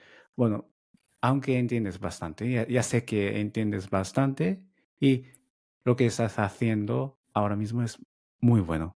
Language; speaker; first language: Spanish; non-native, fluent; Japanese